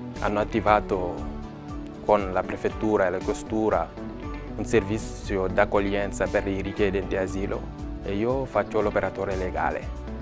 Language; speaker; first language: Italian; non-native, fluent; Wolof